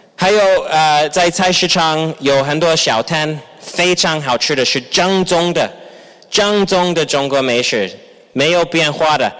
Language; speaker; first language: Chinese; non-native, fluent; English